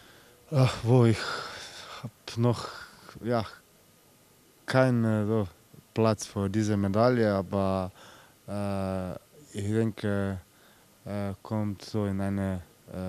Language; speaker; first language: German; non-native, fluent; Slovenian